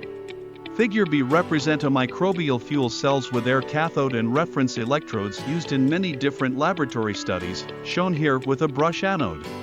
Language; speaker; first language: English; non-native, fluent; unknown